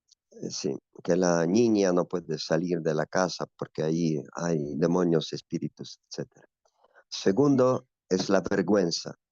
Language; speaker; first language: Spanish; non-native, fluent; Polish